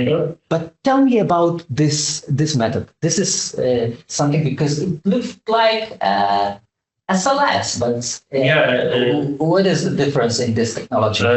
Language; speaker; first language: English; non-native, learner; Polish